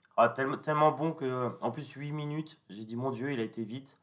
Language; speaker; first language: French; native; French